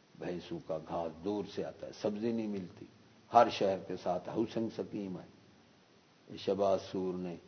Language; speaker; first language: Urdu; non-native, local second language; Punjabi